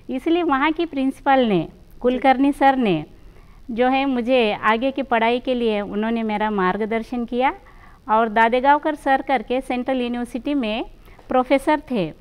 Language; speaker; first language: Hindi; non-native, local second language; Marathi